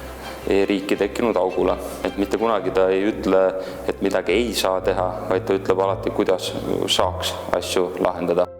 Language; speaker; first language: Estonian; native; Estonian